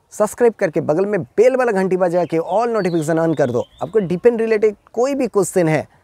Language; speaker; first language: Hindi; non-native, local second language; Bangla